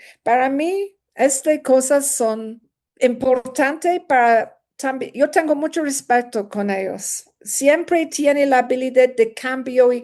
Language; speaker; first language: Spanish; non-native, learner; English